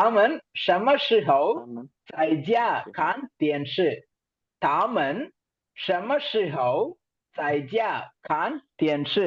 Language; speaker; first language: Chinese; non-native, fluent; Tamil